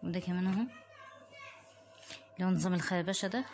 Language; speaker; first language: Arabic; native; Arabic